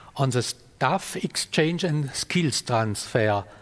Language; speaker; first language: English; non-native, fluent; German